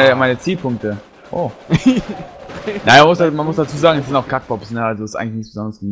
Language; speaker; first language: German; native; German